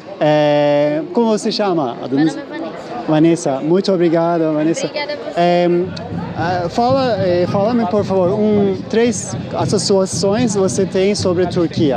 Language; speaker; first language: Portuguese; non-native, learner; Turkish